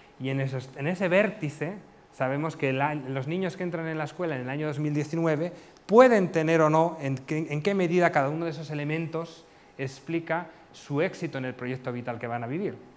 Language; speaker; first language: Spanish; native; Spanish